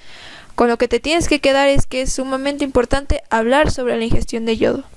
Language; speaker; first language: Spanish; native; Spanish